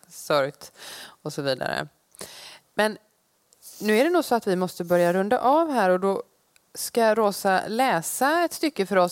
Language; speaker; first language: Swedish; native; Swedish